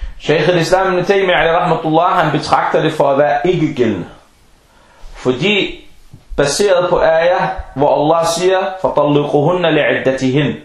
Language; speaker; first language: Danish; non-native, local second language; Arabic